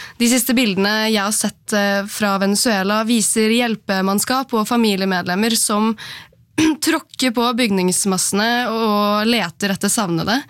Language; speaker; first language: Norwegian; native; Norwegian